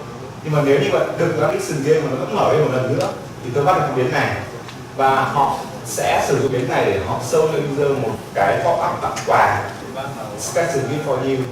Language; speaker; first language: Vietnamese; native; Vietnamese